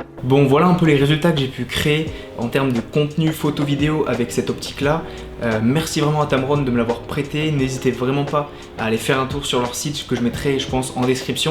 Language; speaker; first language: French; native; French